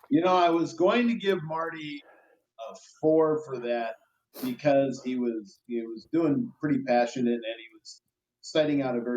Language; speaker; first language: English; native; English